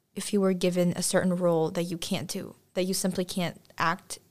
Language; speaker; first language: English; non-native, fluent; Russian